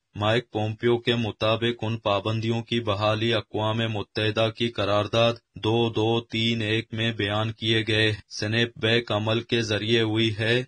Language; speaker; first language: Urdu; non-native, local second language; Baluchi